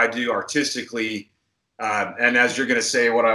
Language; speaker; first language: English; native; English